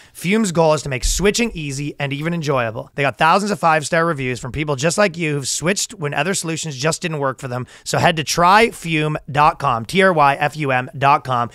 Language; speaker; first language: English; native; English